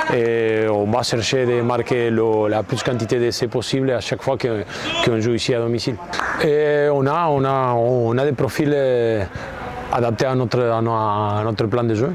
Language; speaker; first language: French; non-native, fluent; Spanish